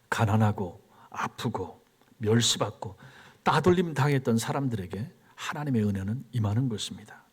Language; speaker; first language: Korean; native; Korean